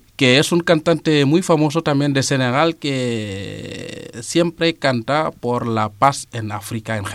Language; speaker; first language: Spanish; non-native, fluent; Serer